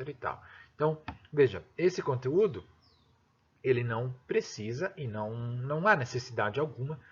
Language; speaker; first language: Portuguese; native; Portuguese